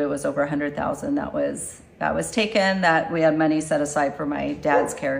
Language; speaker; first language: English; native; English